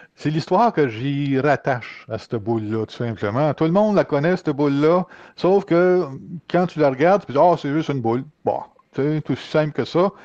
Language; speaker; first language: French; native; French